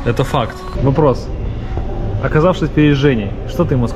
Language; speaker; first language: Russian; native; Russian